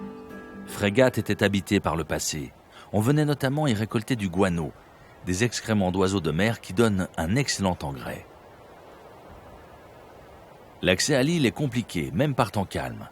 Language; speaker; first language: French; native; French